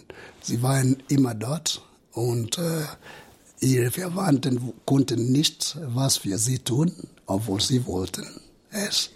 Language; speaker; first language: German; non-native, fluent; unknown